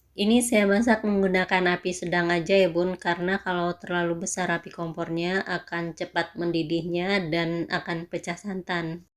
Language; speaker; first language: Indonesian; non-native, local second language; Minangkabau